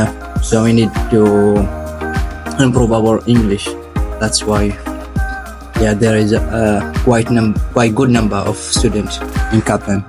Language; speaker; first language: English; non-native, learner; Arabic